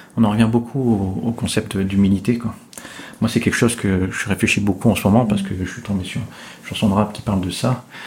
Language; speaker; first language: French; native; French